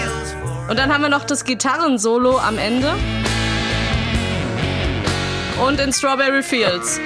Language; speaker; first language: German; native; German